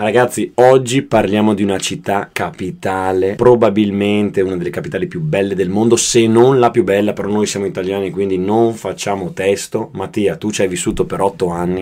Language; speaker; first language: Italian; native; Italian